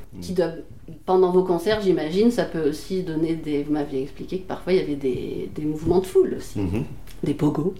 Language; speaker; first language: French; native; French